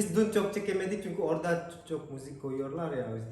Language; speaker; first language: Turkish; non-native, learner; Indonesian